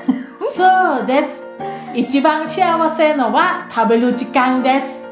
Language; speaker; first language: Japanese; non-native, learner; Thai